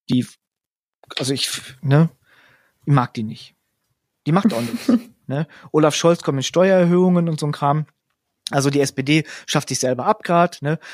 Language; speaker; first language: German; native; German